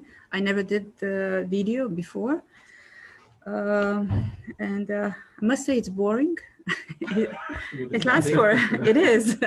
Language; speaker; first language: English; non-native, fluent; Serbian